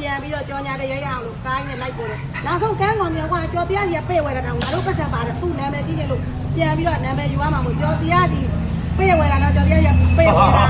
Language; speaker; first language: Burmese; native; Burmese